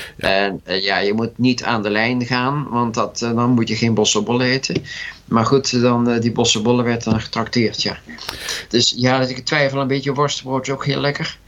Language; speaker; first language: Dutch; native; Dutch